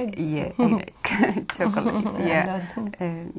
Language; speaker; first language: English; non-native, learner; Spanish